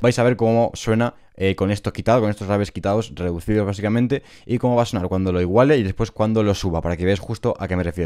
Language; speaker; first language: Spanish; native; Spanish